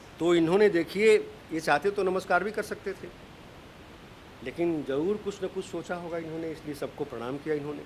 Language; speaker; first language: Hindi; native; Hindi